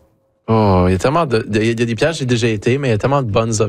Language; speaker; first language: French; native; French